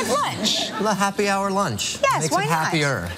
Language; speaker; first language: English; native; English